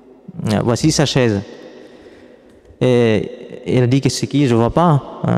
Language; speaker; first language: French; non-native, fluent; Vietnamese